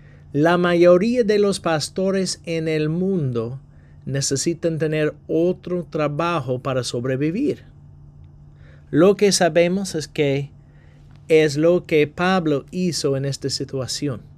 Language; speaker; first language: Spanish; non-native, fluent; English